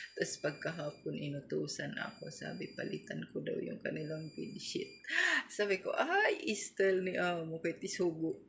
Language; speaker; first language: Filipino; non-native, local second language; Waray